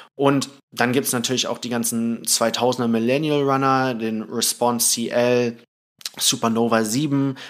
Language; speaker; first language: German; early bilingual, other home language; Thai